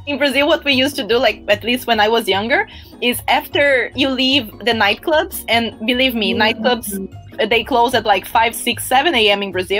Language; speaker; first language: English; non-native, fluent; Portuguese